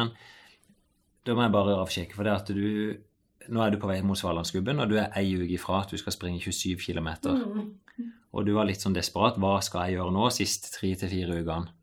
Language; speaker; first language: Norwegian; native; Norwegian